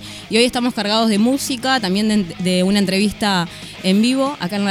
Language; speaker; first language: Spanish; native; Spanish